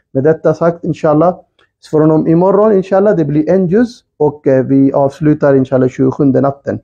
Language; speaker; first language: Swedish; early bilingual, other home language; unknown